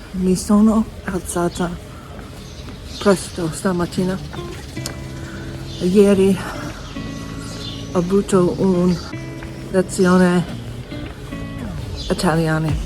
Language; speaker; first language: Italian; non-native, learner; English